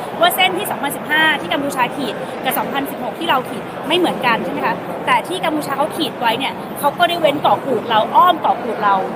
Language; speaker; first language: Thai; native; Thai